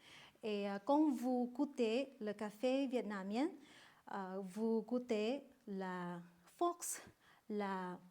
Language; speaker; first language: French; non-native, learner; Vietnamese